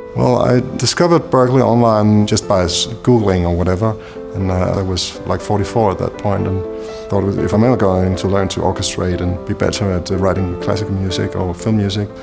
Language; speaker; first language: English; non-native, fluent; Danish